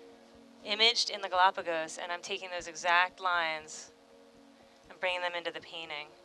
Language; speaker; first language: English; native; English